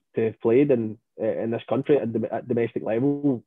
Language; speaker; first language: English; native; English